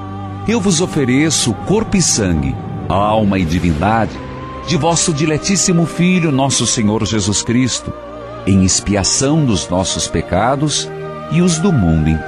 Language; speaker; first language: Portuguese; native; Portuguese